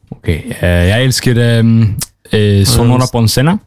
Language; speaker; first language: Norwegian; early bilingual, other home language; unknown